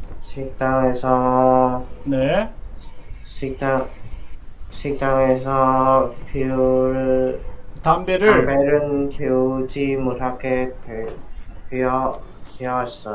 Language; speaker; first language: Korean; non-native, learner; Vietnamese